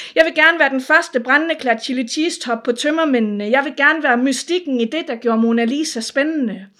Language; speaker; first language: Danish; native; Danish